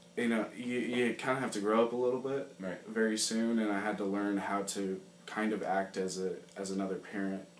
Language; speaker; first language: English; native; English